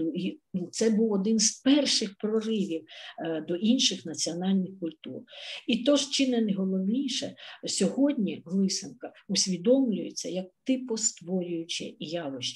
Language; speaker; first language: Ukrainian; native; Ukrainian